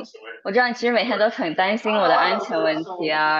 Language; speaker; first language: Chinese; early bilingual, heritage; Chinese